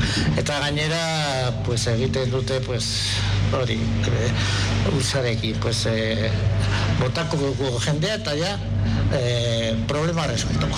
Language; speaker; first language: Basque; non-native, local second language; Spanish